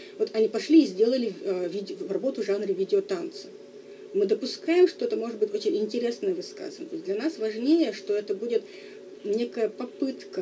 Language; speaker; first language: Russian; native; Russian